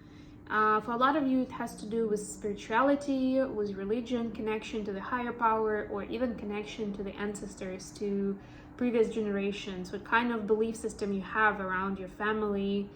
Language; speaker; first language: English; non-native, fluent; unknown